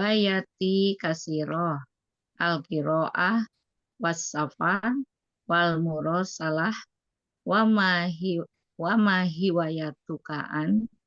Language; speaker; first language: Arabic; non-native, learner; Indonesian